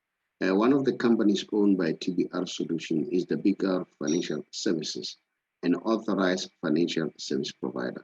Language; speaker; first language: English; non-native, local second language; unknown